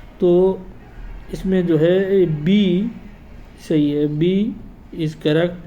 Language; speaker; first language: Urdu; native; Urdu